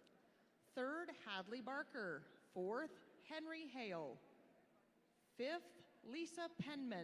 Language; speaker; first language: English; native; English